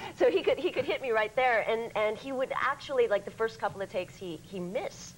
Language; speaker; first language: English; native; English